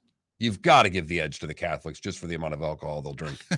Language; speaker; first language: English; native; English